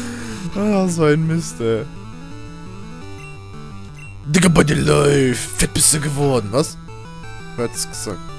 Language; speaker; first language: German; native; German